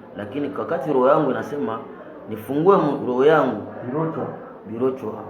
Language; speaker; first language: Swahili; non-native, local second language; Nande